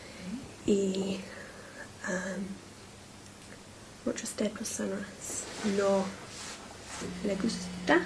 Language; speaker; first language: Spanish; non-native, learner; English